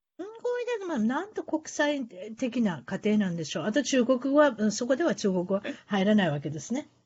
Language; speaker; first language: Japanese; native; Japanese